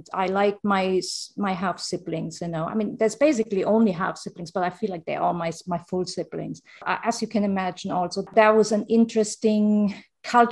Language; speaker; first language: English; non-native, fluent; German